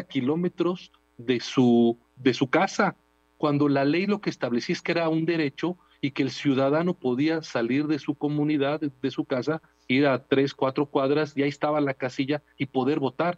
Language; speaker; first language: Spanish; native; Spanish